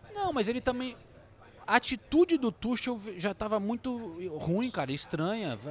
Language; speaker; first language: Portuguese; native; Portuguese